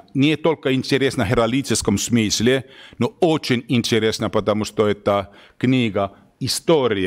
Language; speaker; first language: Russian; non-native, learner; Finnish